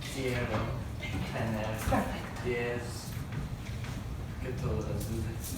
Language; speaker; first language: Spanish; non-native, learner; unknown